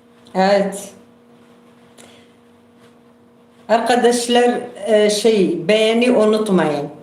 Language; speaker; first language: Turkish; non-native, local second language; Kurdish